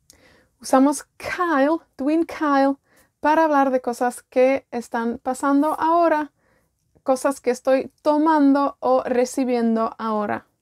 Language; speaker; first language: Spanish; non-native, fluent; Welsh